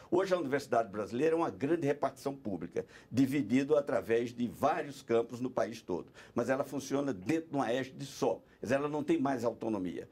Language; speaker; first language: Portuguese; non-native, fluent; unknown